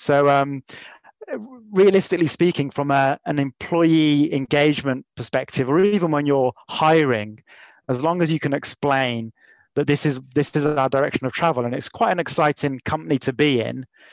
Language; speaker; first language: English; native; English